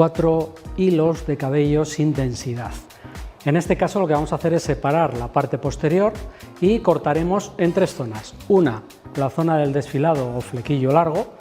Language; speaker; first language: Spanish; native; Spanish